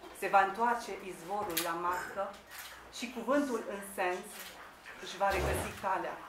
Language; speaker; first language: Romanian; native; Romanian